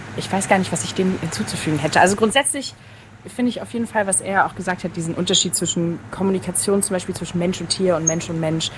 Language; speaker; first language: German; native; German